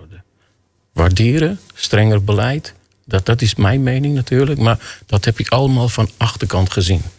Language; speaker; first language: Dutch; non-native, fluent; Armenian